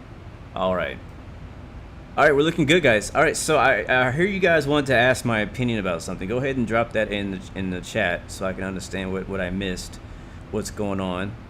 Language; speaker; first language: English; native; English